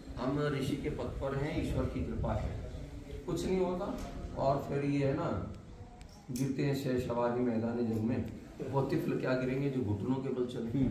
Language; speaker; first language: Hindi; native; Hindi